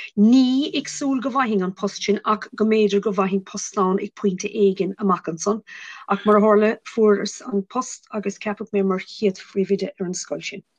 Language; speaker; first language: Irish; non-native, local second language; English